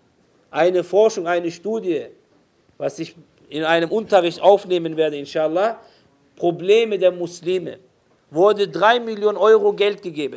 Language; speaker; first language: German; non-native, fluent; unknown